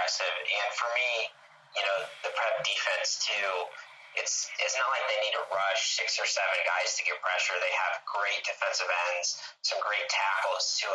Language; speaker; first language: English; native; English